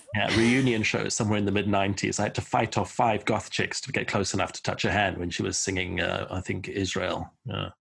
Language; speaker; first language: English; native; English